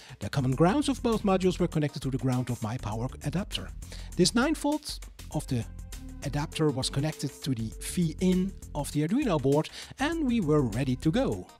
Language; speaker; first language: English; non-native, fluent; Dutch